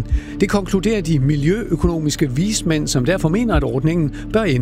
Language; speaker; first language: Danish; native; Danish